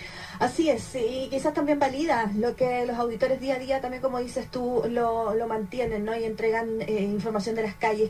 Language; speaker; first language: Spanish; native; Spanish